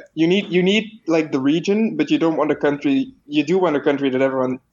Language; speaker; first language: English; non-native, fluent; Dutch